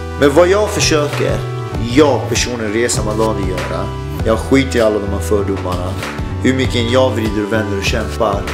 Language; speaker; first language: Swedish; early bilingual, other home language; Persian